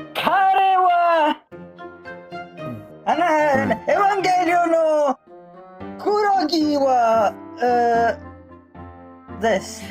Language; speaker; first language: Japanese; non-native, learner; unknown